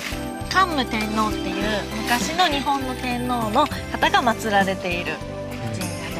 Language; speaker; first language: Japanese; native; Japanese